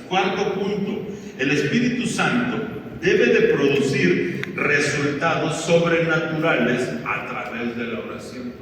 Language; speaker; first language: Spanish; native; Spanish